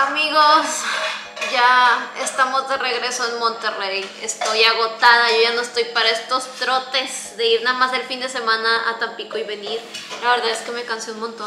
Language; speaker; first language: Spanish; native; Spanish